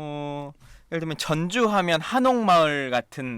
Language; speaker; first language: Korean; native; Korean